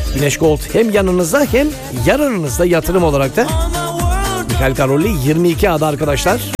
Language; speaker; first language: Turkish; native; Turkish